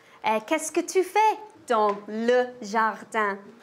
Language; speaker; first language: French; non-native, learner; English